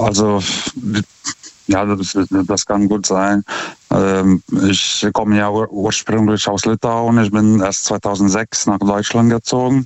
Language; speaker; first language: German; non-native, fluent; Lithuanian